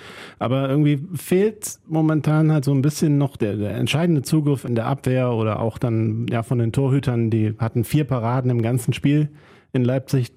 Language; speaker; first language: German; native; German